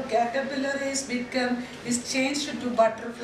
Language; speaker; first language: English; non-native, local second language; Hindi